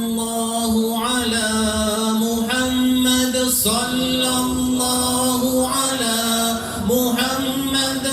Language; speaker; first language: Malay; native; Malay